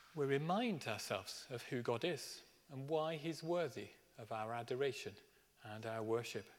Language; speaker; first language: English; native; English